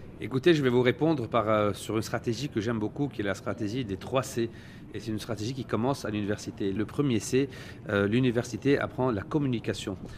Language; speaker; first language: French; non-native, local second language; Arabic